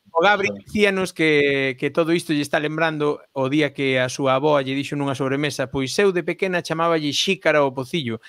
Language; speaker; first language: Galician; non-native, local second language; Spanish